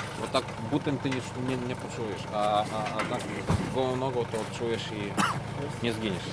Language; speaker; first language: Polish; non-native, learner; Ukrainian